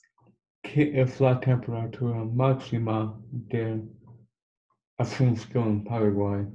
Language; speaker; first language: Spanish; non-native, learner; English